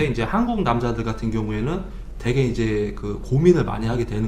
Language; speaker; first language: Korean; native; Korean